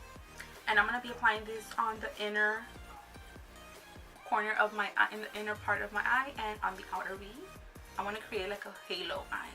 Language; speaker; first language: English; native; English